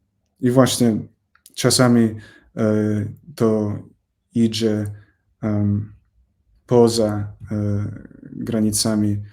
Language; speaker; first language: Polish; non-native, fluent; English